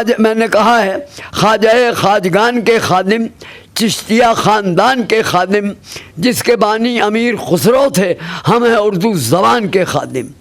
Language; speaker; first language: Urdu; native; Urdu